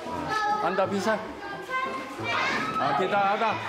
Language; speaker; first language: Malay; non-native, learner; Korean